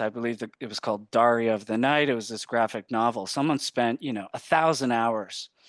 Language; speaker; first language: English; native; English